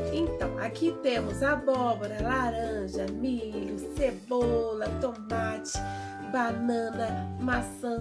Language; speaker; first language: Portuguese; native; Portuguese